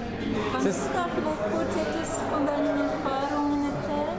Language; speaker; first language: German; native; German